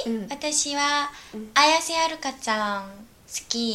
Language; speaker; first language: Japanese; non-native, fluent; Korean